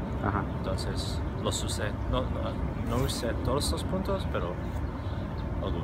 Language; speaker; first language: Spanish; non-native, fluent; English